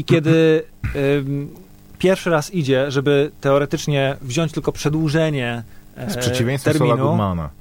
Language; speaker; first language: Polish; native; Polish